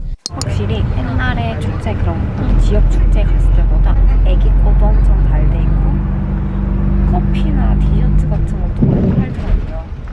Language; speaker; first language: Korean; native; Korean